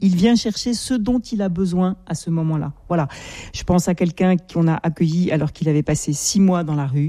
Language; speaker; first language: French; native; French